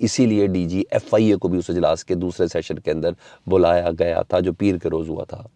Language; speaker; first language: Urdu; native; Urdu